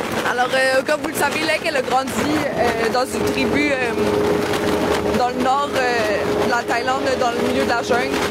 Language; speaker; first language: French; native; French